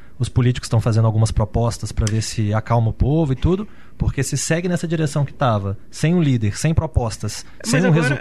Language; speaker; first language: Portuguese; native; Portuguese